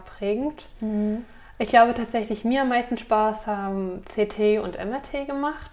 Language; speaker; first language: German; native; German